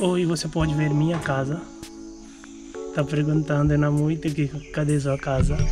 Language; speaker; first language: Portuguese; non-native, learner; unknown